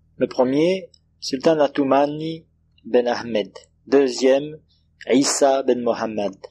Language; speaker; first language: French; non-native, local second language; Comorian